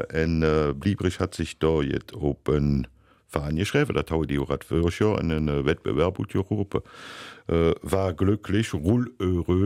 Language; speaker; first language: German; native; German